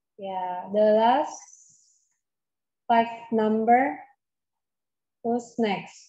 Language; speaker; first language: English; non-native, fluent; Indonesian